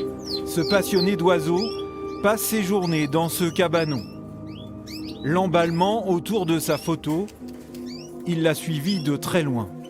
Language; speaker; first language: French; native; French